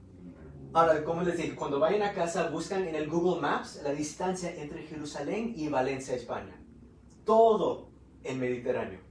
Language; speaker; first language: Spanish; early bilingual, heritage; Spanish